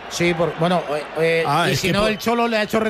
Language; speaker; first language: Spanish; native; Spanish